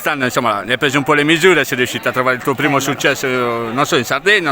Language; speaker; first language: Italian; native; Italian